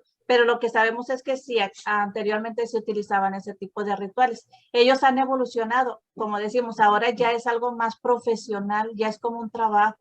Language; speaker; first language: Spanish; native; Spanish